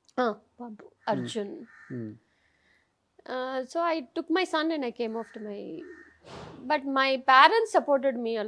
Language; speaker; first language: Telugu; non-native, fluent; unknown